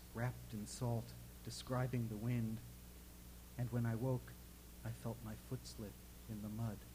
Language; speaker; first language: English; native; English